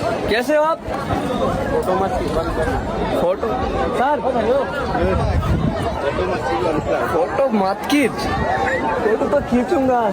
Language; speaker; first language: Hindi; non-native, learner; Bangla